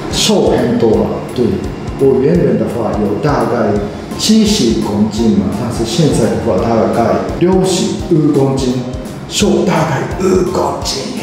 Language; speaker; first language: Chinese; non-native, fluent; Japanese